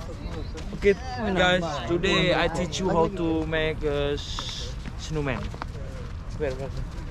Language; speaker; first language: English; non-native, learner; Javanese